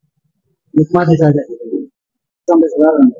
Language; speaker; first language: Indonesian; native; Indonesian